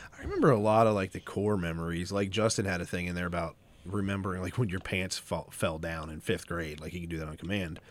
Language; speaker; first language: English; native; English